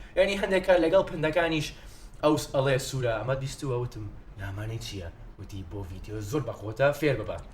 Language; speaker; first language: Central Kurdish; non-native, fluent; English